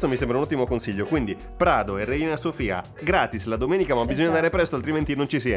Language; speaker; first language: Italian; native; Italian